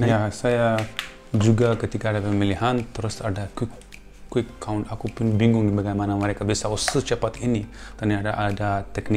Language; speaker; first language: Indonesian; non-native, fluent; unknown